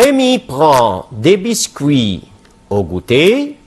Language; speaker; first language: French; non-native, fluent; Arabic